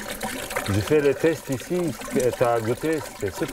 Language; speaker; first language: French; non-native, fluent; Bulgarian